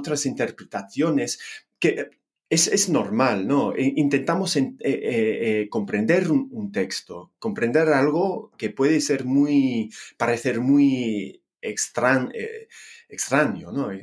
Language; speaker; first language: Spanish; non-native, fluent; English